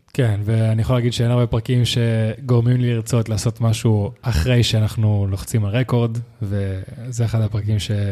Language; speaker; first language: Hebrew; non-native, fluent; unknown